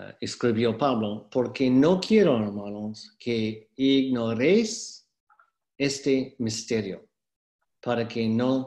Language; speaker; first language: Spanish; non-native, fluent; English